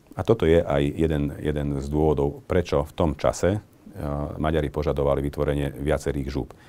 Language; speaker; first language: Slovak; non-native, local second language; Hungarian